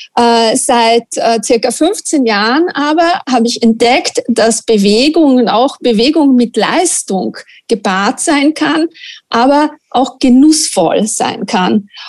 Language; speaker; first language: German; non-native, fluent; Italian